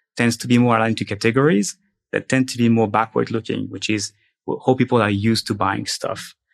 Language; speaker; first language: English; non-native, fluent; French